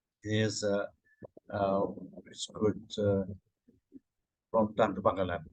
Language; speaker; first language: English; non-native, learner; Indonesian